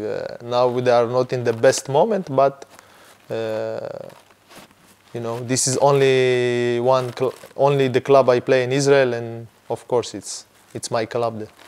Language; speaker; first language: English; non-native, fluent; Hebrew